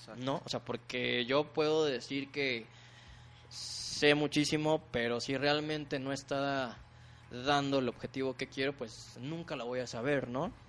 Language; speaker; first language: Spanish; native; Spanish